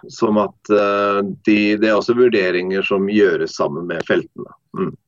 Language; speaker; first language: Norwegian; non-native, fluent; English